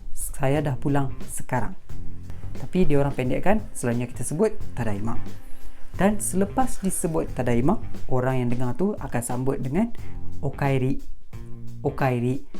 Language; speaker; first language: Malay; native; Malay